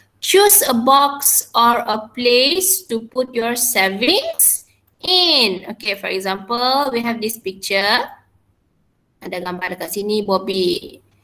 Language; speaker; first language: English; non-native, local second language; Malay